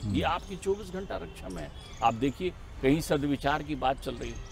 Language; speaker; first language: Hindi; native; Hindi